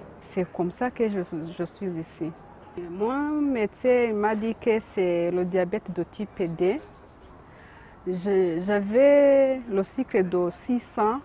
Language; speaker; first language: French; non-native, local second language; Kinyarwanda